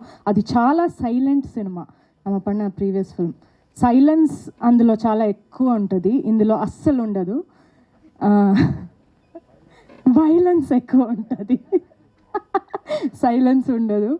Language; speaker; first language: Telugu; non-native, local second language; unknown